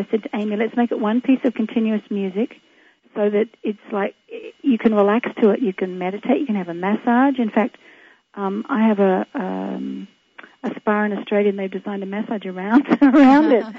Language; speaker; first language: English; native; English